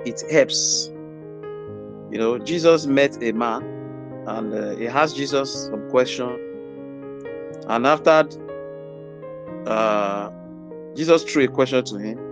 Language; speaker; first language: English; non-native, local second language; Yoruba